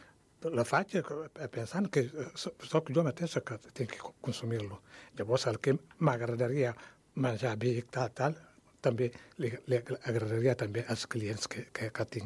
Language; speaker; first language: Catalan; non-native, learner; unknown